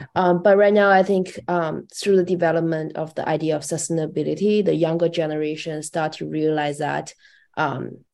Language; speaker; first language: English; non-native, fluent; Chinese